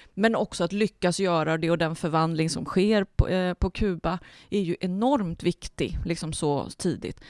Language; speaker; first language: Swedish; early bilingual, other home language; Spanish